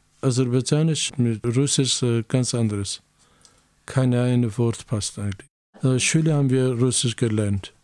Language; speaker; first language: German; non-native, learner; Azerbaijani